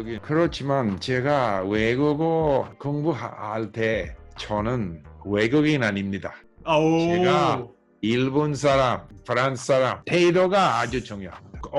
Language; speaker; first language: Korean; non-native, learner; English